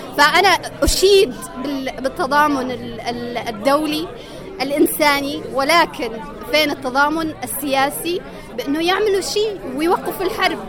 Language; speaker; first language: Arabic; native; Arabic